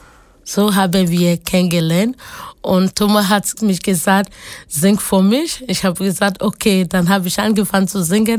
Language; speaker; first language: German; non-native, learner; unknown